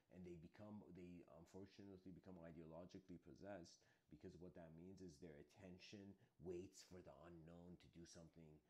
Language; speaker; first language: English; native; English